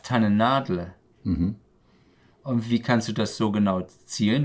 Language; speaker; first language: German; native; German